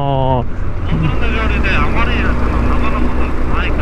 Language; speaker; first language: Japanese; non-native, learner; Mongolian